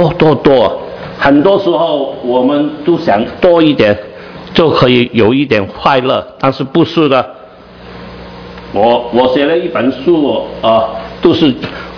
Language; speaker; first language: Chinese; non-native, learner; Cantonese